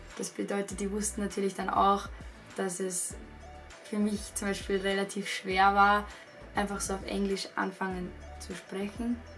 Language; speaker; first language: German; native; German